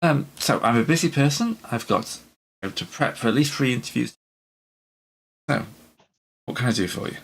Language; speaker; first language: English; native; English